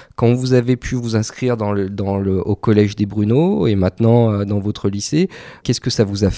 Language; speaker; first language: French; native; French